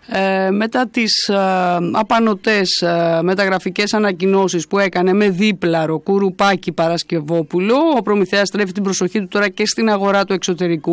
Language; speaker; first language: Greek; native; Greek